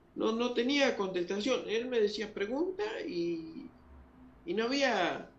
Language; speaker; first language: Spanish; early bilingual, other home language; Guarani